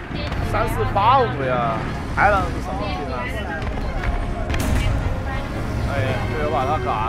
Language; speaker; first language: Chinese; native; Chinese